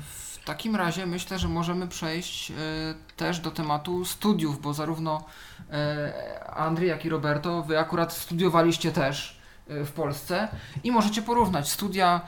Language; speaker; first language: Polish; native; Polish